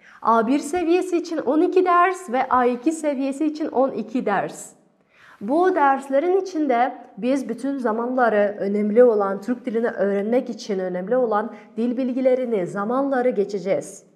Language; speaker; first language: Turkish; non-native, fluent; Kazakh